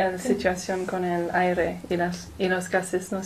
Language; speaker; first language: Spanish; non-native, learner; English